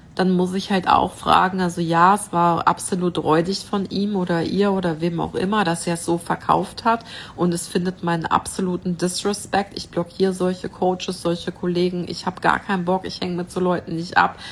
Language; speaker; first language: German; native; German